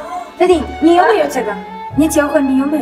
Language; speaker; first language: Chinese; non-native, learner; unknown